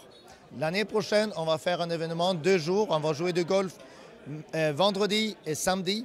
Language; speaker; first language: French; non-native, fluent; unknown